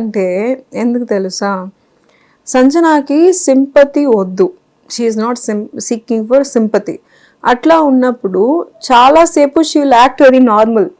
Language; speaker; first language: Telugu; non-native, learner; Tamil